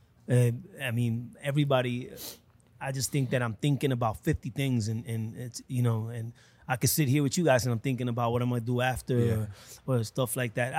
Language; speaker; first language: English; early bilingual, other home language; Spanish